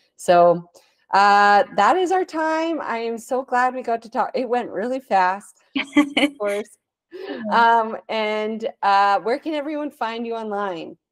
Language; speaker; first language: English; native; English